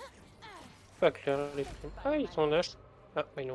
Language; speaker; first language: French; native; French